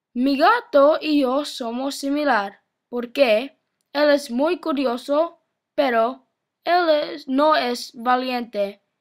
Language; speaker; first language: Spanish; non-native, learner; English